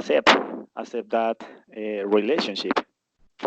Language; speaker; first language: English; non-native, learner; Spanish